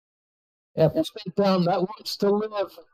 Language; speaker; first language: English; native; English